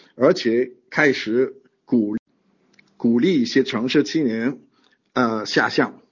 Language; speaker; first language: Chinese; non-native, fluent; French